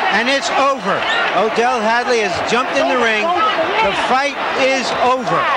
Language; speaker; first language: English; native; English